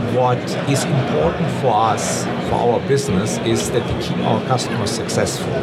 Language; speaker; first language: English; non-native, fluent; German